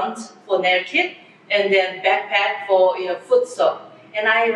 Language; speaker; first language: English; non-native, fluent; Korean